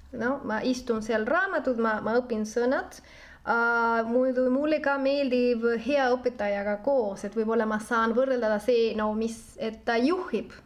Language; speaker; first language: Estonian; non-native, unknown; Spanish